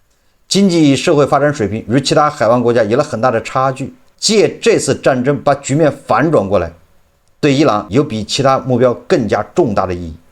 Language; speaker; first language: Chinese; native; Chinese